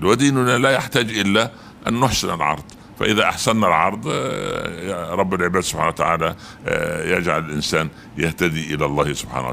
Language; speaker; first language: Arabic; native; Arabic